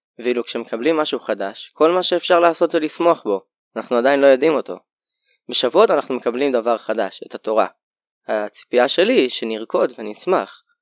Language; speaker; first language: Hebrew; native; Hebrew